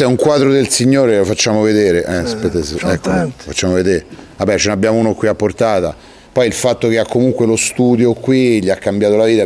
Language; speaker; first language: Italian; native; Italian